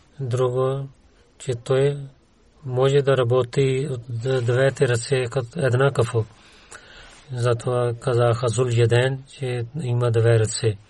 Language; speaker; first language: Bulgarian; non-native, learner; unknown